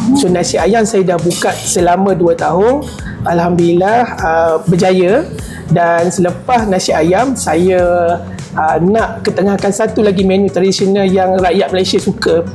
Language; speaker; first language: Malay; native; Malay